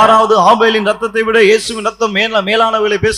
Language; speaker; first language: Tamil; native; Tamil